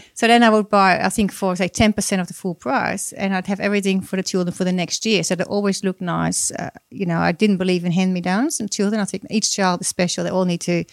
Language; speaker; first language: English; non-native, fluent; Dutch